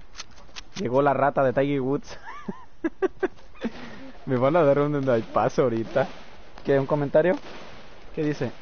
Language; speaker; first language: Spanish; native; Spanish